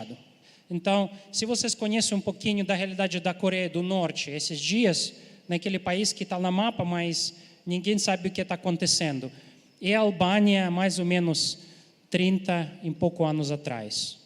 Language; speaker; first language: Portuguese; non-native, fluent; Ukrainian